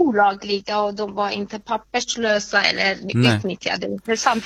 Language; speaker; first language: Swedish; non-native, fluent; Persian